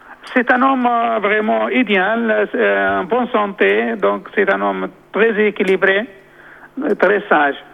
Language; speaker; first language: French; non-native, local second language; Arabic